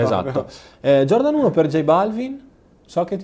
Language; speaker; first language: Italian; native; Italian